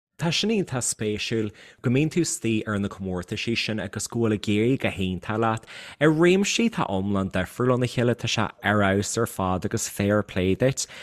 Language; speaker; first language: Irish; native; Irish